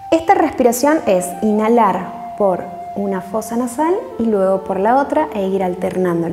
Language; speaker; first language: Spanish; native; Spanish